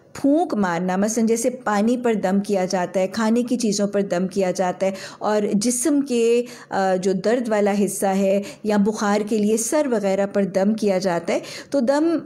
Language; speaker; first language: Urdu; native; Urdu